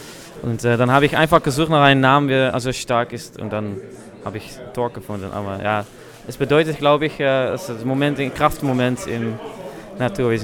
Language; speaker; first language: German; non-native, learner; Dutch